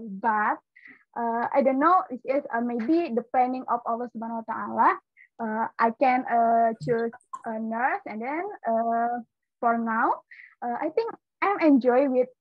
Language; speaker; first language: English; non-native, learner; Indonesian